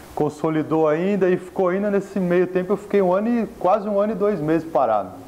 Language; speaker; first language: Portuguese; native; Portuguese